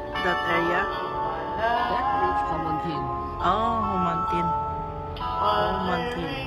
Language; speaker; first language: English; non-native, learner; Filipino